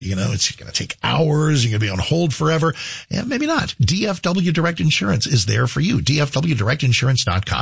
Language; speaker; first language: English; native; English